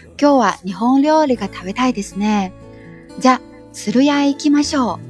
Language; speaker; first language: Japanese; non-native, learner; Chinese